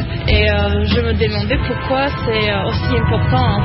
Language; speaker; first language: French; non-native, fluent; Slovak